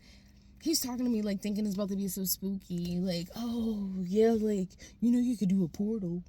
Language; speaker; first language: English; native; English